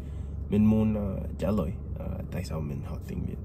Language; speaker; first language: Vietnamese; non-native, learner; English